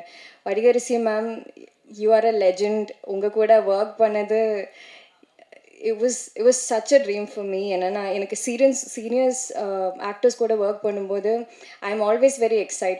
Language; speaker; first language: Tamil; non-native, learner; Malayalam